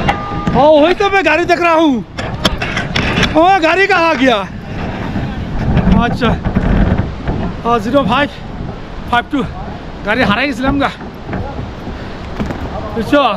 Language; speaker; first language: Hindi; non-native, local second language; Bangla